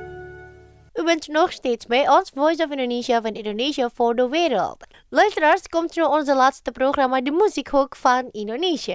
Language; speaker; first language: Dutch; non-native, fluent; Indonesian